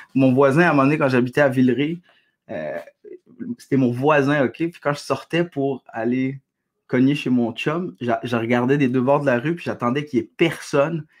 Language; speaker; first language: French; early bilingual, other home language; Arabic